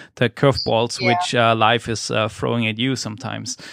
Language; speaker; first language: English; non-native, fluent; German